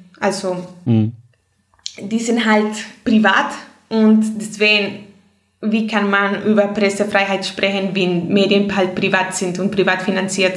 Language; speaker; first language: German; non-native, fluent; Spanish